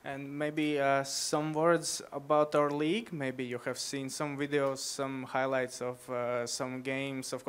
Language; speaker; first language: English; non-native, fluent; Latvian